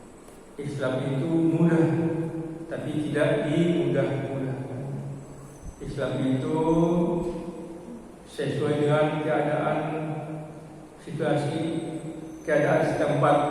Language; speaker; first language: Indonesian; native; Indonesian